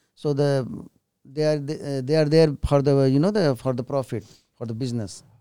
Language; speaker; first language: English; non-native, local second language; Hindi